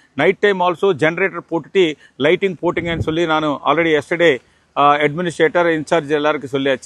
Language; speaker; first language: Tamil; non-native, local second language; Telugu